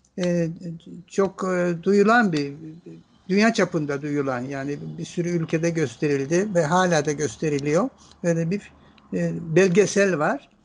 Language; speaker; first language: Turkish; non-native, local second language; Greek